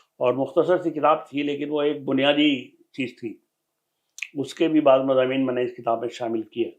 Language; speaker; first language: Urdu; native; Urdu